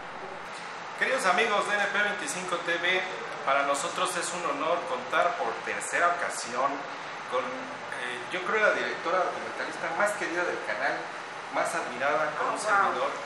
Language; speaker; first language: Spanish; native; Spanish